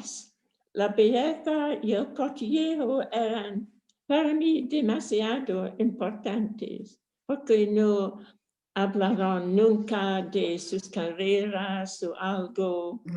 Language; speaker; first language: Spanish; non-native, fluent; English